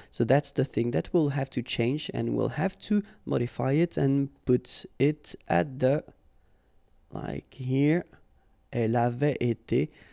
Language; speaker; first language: English; non-native, fluent; French